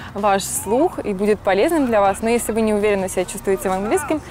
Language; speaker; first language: Russian; native; Russian